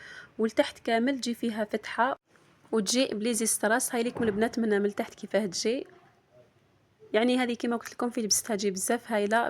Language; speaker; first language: Arabic; native; Arabic